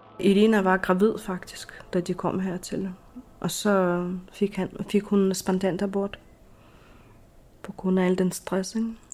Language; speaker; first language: Danish; non-native, fluent; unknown